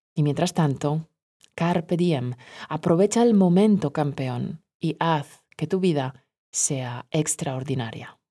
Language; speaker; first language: Spanish; non-native, fluent; Polish